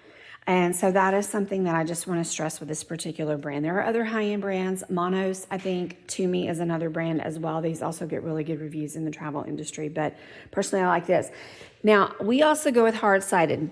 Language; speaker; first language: English; native; English